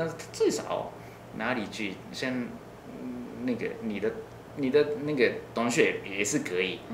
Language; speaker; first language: Chinese; non-native, learner; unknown